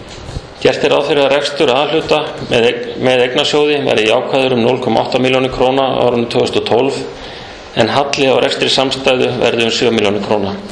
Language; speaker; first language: Icelandic; native; Icelandic